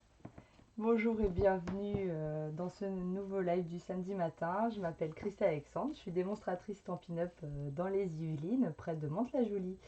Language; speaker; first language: French; native; French